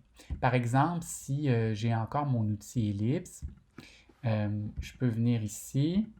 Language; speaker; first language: French; native; French